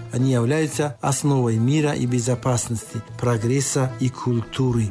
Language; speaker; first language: Russian; non-native, local second language; Tajik